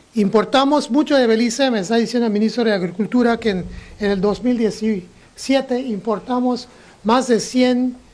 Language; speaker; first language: Spanish; non-native, local second language; English